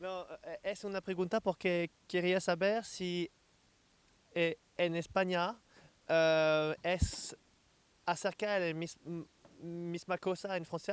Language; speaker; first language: Spanish; non-native, learner; French